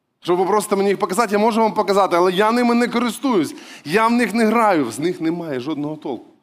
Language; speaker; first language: Ukrainian; non-native, local second language; Russian